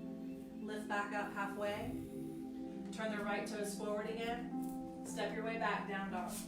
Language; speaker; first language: English; native; English